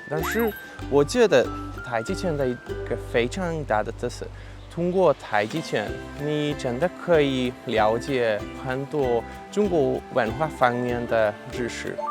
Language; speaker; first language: Chinese; non-native, fluent; Hungarian